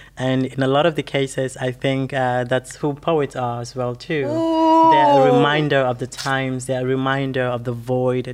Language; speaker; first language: English; non-native, local second language; Wolof